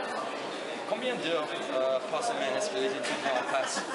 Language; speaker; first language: French; non-native, learner; English